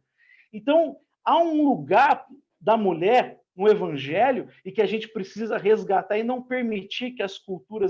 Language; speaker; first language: Portuguese; native; Portuguese